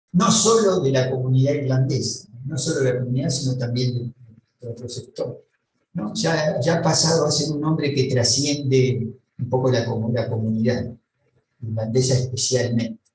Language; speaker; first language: Spanish; native; Spanish